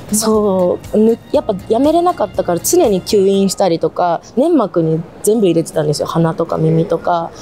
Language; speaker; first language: Japanese; native; Japanese